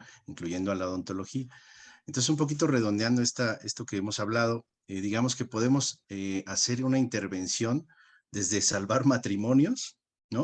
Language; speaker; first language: Spanish; native; Spanish